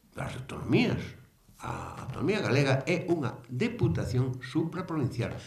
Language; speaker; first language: Galician; native; Galician